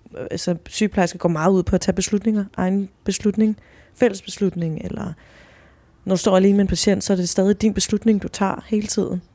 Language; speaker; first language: Danish; early bilingual, other home language; Spanish